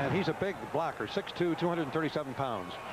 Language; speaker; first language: English; native; English